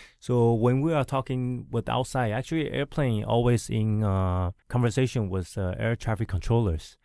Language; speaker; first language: English; early bilingual, other home language; Chinese